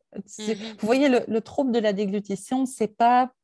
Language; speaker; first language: French; native; French